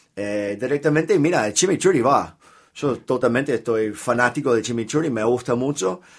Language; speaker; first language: Spanish; non-native, fluent; English